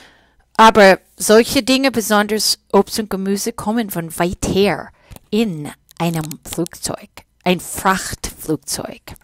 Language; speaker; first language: German; non-native, fluent; English